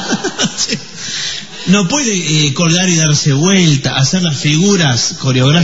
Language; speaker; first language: Spanish; native; Spanish